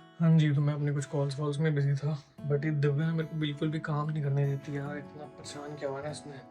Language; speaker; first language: Hindi; native; Hindi